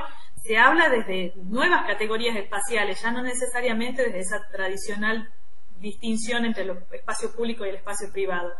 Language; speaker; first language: Spanish; native; Spanish